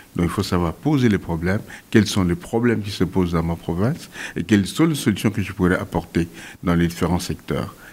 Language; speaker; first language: French; non-native, local second language; Kongo